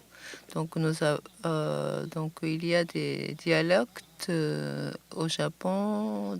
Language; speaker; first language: French; non-native, fluent; Japanese